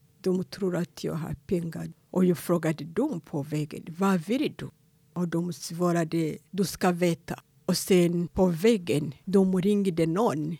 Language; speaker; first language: Swedish; non-native, fluent; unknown